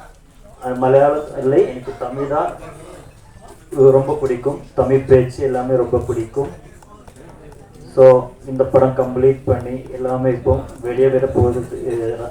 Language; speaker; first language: Tamil; non-native, learner; Malayalam